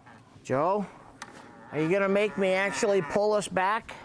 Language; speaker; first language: English; native; English